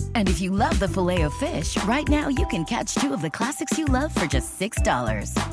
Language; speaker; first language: English; native; English